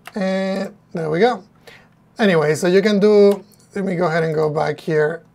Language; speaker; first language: English; non-native, fluent; Spanish